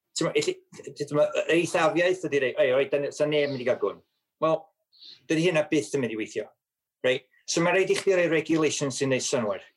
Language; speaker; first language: Welsh; native; Welsh